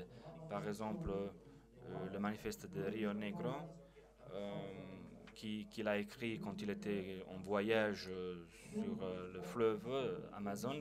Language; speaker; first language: French; non-native, fluent; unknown